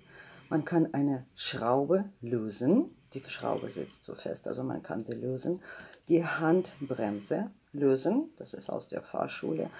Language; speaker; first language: German; non-native, fluent; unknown